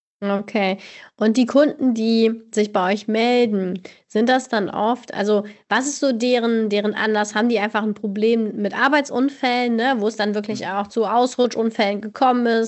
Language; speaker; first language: German; native; German